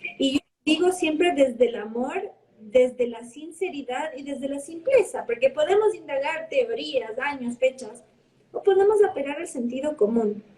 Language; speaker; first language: Spanish; early bilingual, heritage; Spanish